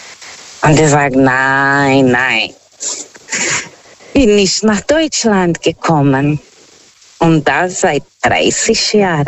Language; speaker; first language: German; non-native, learner; Portuguese